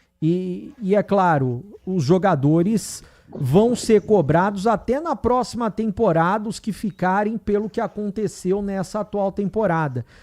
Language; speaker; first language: Portuguese; native; Portuguese